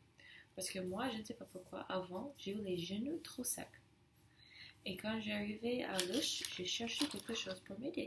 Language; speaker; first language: French; non-native, learner; English